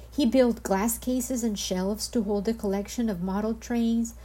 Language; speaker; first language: English; non-native, fluent; Spanish